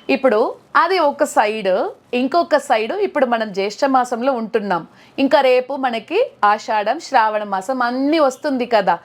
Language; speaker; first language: Telugu; non-native, local second language; Tamil